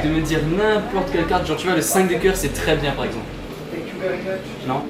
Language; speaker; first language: French; native; French